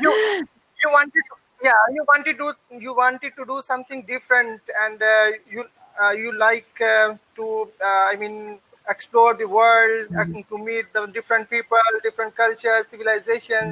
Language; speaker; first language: English; non-native, learner; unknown